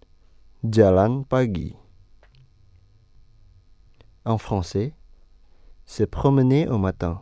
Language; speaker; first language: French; non-native, fluent; Indonesian